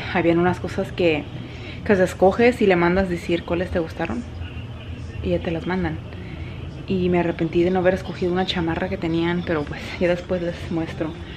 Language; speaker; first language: Spanish; early bilingual, heritage; Spanish